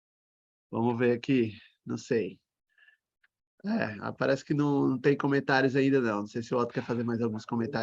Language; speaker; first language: Portuguese; native; Portuguese